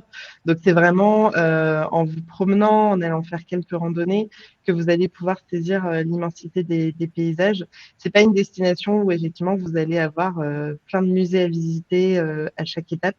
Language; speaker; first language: French; native; French